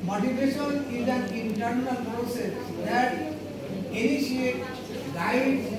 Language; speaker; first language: English; non-native, local second language; Bangla